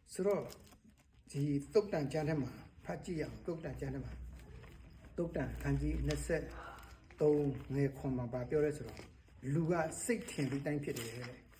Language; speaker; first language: Burmese; non-native, local second language; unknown